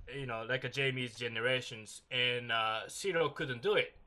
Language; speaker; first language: English; non-native, learner; Japanese